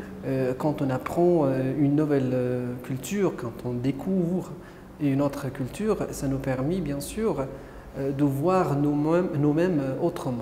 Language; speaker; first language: French; non-native, fluent; Arabic